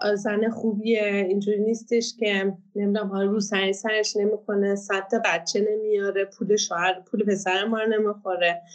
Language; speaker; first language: Persian; early bilingual, heritage; Persian